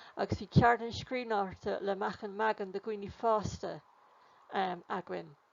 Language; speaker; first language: Irish; non-native, local second language; English